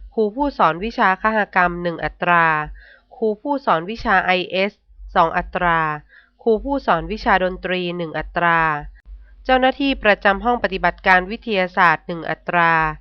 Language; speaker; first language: Thai; native; Thai